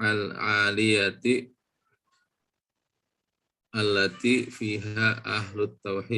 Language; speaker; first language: Arabic; non-native, learner; Indonesian